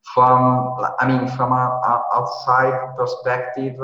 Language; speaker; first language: English; non-native, fluent; Italian